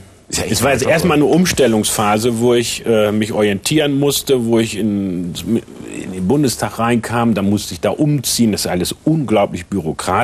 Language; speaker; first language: German; native; German